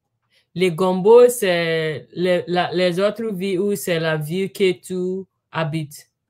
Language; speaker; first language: French; non-native, learner; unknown